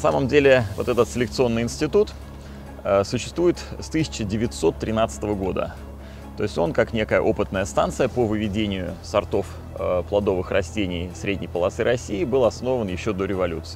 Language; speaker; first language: Russian; native; Russian